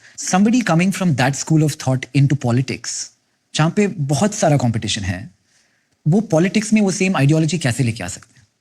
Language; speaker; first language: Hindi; non-native, local second language; Kannada